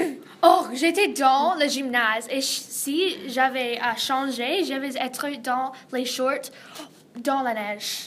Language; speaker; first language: French; non-native, learner; English